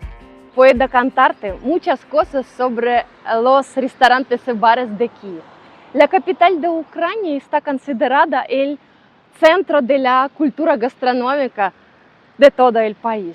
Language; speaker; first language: Spanish; non-native, learner; Ukrainian